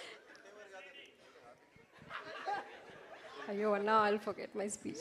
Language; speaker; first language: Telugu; non-native, learner; Malayalam